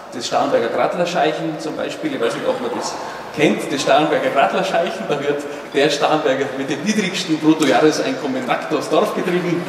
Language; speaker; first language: German; native; German